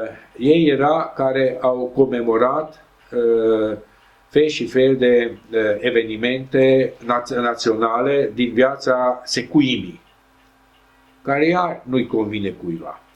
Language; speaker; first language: Romanian; non-native, local second language; Hungarian